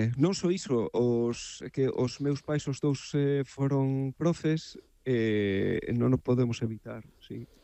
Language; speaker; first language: Galician; native; Galician